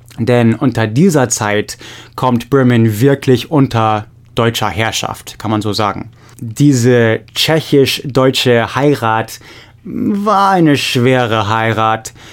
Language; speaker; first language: German; non-native, fluent; English